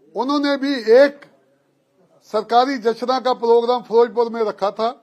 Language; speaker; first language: Hindi; non-native, local second language; Punjabi